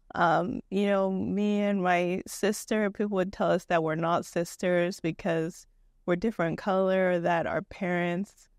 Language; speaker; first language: English; native; English